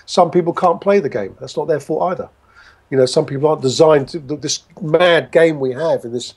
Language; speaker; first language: English; native; English